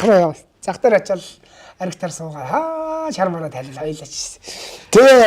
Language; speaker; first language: Mongolian; native; Mongolian